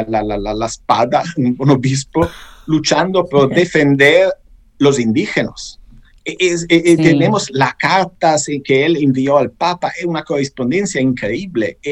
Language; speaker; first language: Spanish; non-native, fluent; Italian